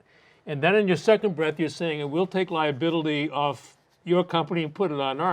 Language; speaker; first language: English; native; English